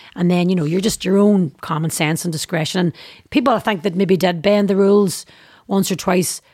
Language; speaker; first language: English; native; English